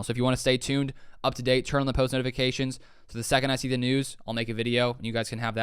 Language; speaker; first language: English; native; English